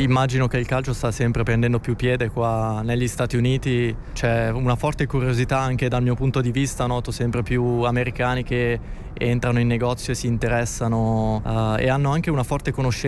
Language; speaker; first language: Italian; native; Italian